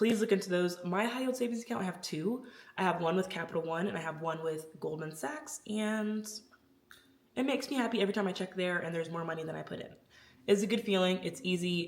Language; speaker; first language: English; native; English